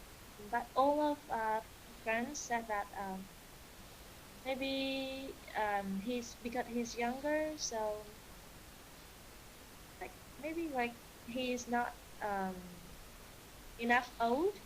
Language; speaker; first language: English; non-native, learner; Vietnamese